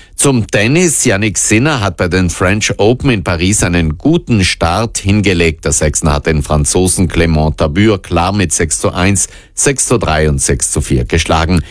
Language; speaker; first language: German; native; German